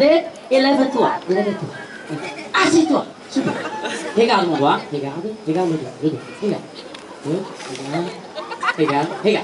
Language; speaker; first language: French; non-native, fluent; Portuguese